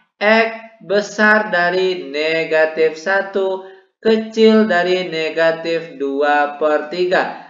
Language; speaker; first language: Indonesian; native; Indonesian